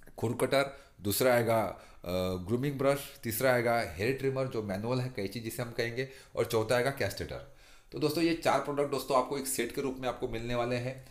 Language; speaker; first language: Hindi; non-native, local second language; Marathi